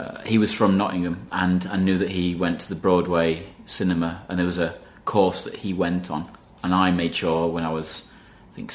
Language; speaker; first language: English; native; English